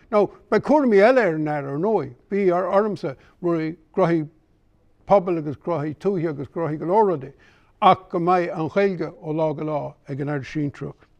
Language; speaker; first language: Irish; native; Irish